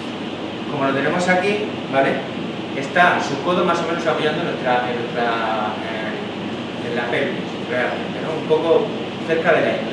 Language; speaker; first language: Spanish; native; Spanish